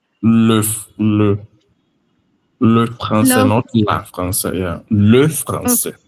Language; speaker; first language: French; non-native, fluent; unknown